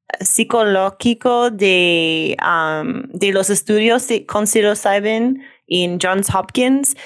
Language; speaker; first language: Spanish; non-native, learner; English